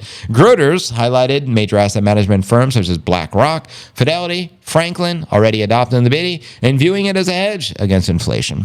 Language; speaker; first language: English; native; English